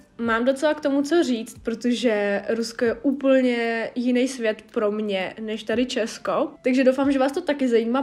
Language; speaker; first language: Czech; early bilingual, other home language; Russian